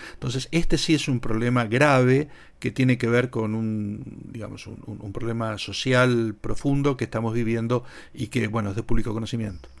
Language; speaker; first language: Spanish; native; Spanish